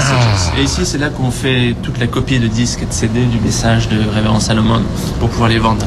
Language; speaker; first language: French; native; French